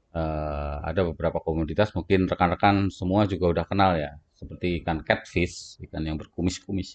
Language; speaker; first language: Indonesian; non-native, local second language; Javanese